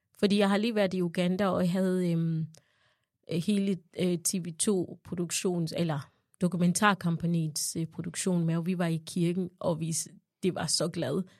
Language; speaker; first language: Danish; non-native, fluent; Ganda